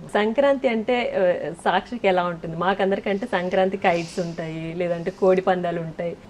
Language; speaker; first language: Telugu; native; Telugu